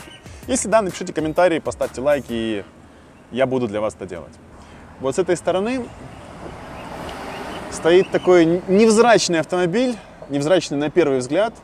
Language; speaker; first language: Russian; native; Russian